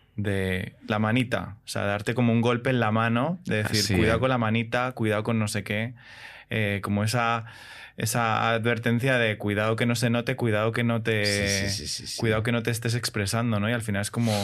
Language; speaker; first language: Spanish; native; Spanish